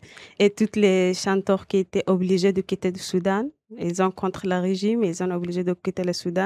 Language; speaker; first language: French; non-native, learner; Arabic